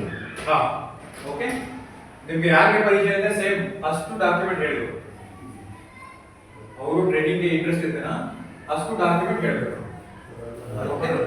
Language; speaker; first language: Kannada; non-native, local second language; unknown